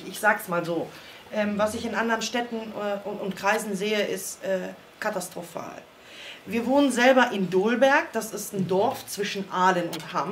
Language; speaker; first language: German; early bilingual, other home language; Croatian